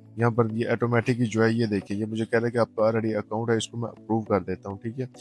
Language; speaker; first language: Urdu; native; Urdu